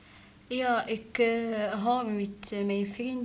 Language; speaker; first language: Dutch; non-native, learner; Arabic